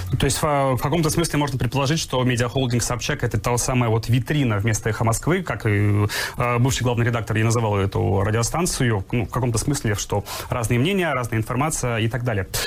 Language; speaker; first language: Russian; native; Russian